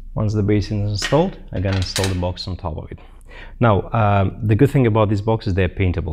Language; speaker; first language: English; non-native, fluent; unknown